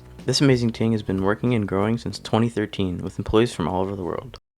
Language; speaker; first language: English; native; English